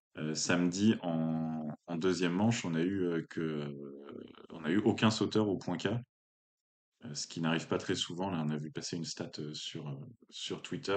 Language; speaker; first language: French; native; French